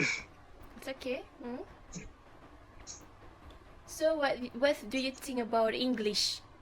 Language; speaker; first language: English; non-native, fluent; Malay